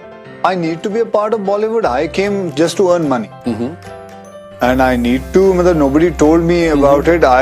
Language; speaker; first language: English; non-native, local second language; Hindi